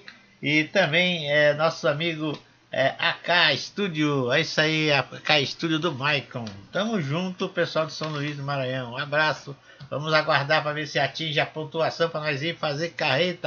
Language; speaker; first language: Portuguese; native; Portuguese